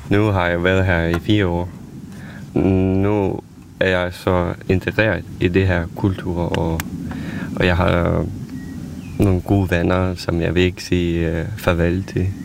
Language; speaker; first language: Danish; non-native, fluent; Ukrainian